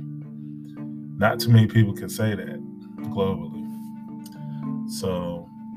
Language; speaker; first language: English; native; English